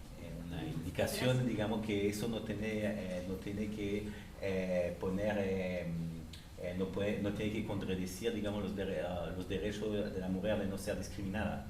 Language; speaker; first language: Spanish; native; Spanish